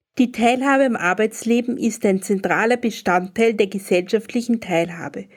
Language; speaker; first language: German; native; German